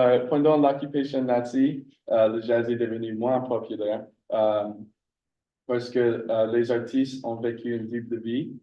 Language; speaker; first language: French; non-native, learner; English